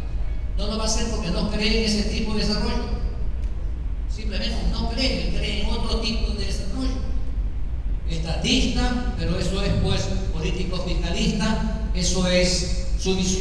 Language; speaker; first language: Spanish; native; Spanish